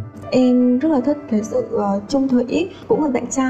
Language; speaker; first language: Vietnamese; native; Vietnamese